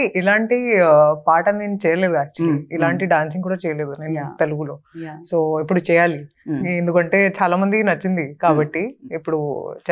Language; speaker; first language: Telugu; non-native, fluent; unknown